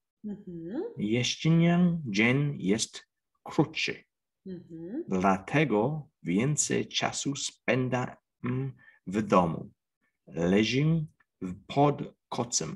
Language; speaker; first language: Polish; non-native, learner; English